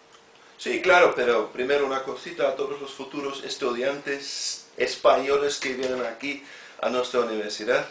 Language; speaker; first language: Spanish; non-native, fluent; German